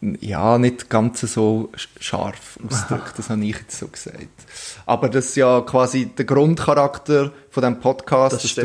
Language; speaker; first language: German; native; German